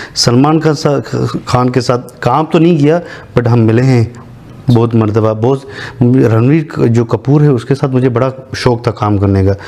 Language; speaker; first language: Urdu; non-native, local second language; Sindhi